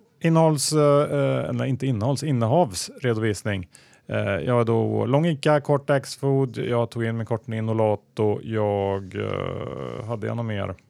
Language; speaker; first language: Swedish; native; Swedish